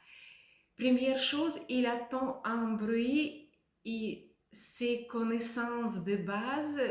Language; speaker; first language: French; non-native, fluent; Russian